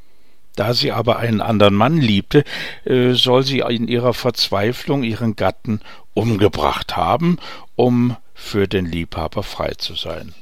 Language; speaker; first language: German; native; German